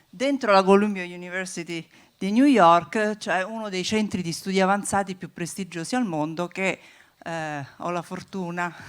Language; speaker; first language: Italian; native; Italian